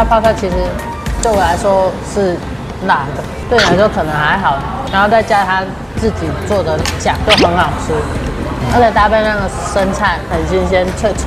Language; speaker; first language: Chinese; native; Chinese